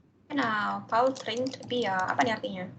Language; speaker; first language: Indonesian; native; Indonesian